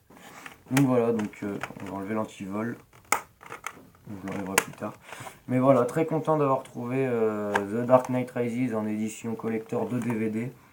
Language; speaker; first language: French; native; French